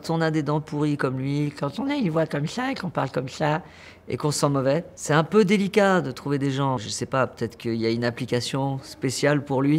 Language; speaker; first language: French; native; French